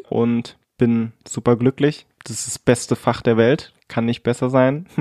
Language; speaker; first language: German; early bilingual, other home language; Vietnamese